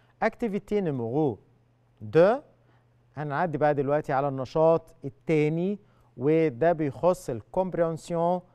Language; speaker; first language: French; non-native, fluent; Arabic